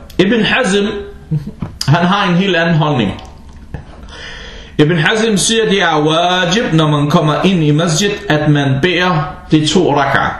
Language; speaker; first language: Danish; non-native, fluent; Arabic